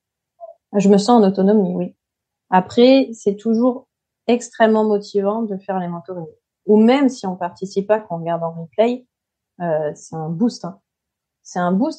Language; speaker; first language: French; native; French